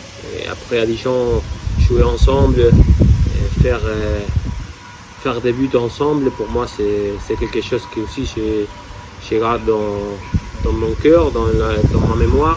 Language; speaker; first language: French; non-native, fluent; Spanish